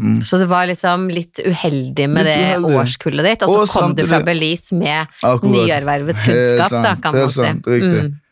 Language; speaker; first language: Norwegian; native; Norwegian